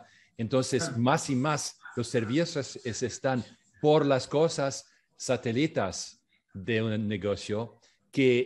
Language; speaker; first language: Spanish; non-native, fluent; French